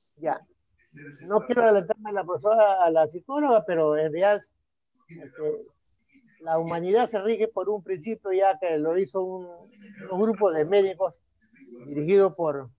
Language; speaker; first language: Spanish; native; Spanish